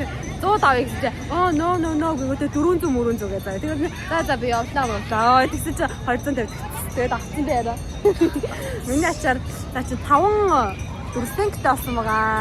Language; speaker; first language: Mongolian; native; Mongolian